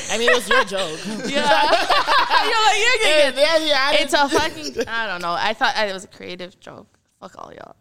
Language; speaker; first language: English; early bilingual, heritage; Arabic